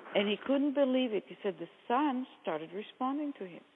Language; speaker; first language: English; non-native, fluent; Hebrew